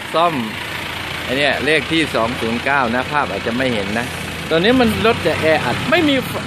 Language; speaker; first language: Thai; native; Thai